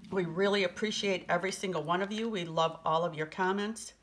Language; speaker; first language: English; native; English